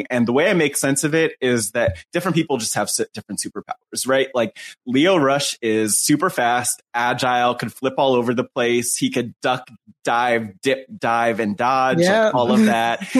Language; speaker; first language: English; native; English